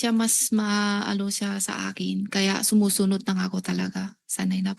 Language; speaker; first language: Filipino; non-native, learner; Chinese